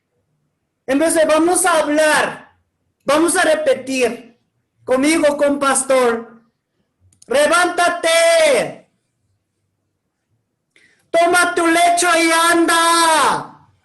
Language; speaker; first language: Spanish; non-native, learner; Korean